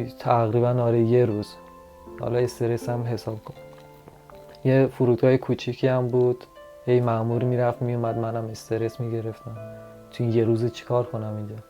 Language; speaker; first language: Persian; non-native, local second language; Azerbaijani